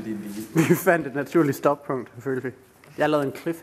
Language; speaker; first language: Danish; native; Danish